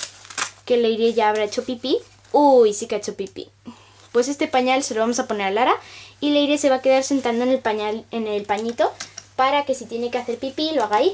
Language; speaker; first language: Spanish; native; Spanish